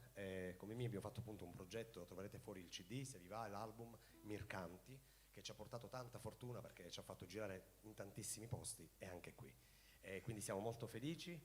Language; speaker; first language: Italian; native; Italian